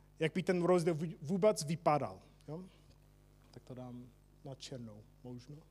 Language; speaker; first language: Czech; non-native, fluent; English